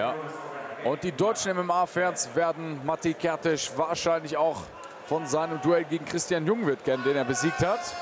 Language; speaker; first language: German; native; German